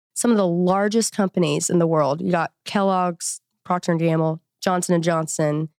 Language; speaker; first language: English; native; English